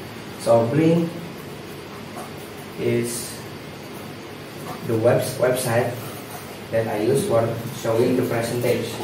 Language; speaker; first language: English; non-native, learner; Indonesian